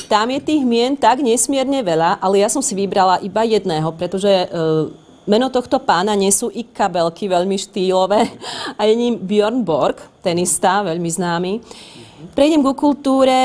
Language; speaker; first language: Slovak; native; Slovak